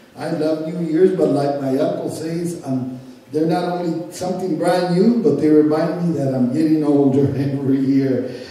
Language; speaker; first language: English; early bilingual, other home language; Spanish